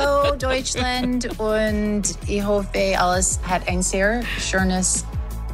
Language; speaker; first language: German; non-native, learner; English